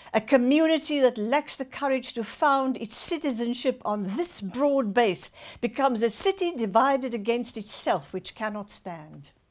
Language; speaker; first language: English; non-native, local second language; Afrikaans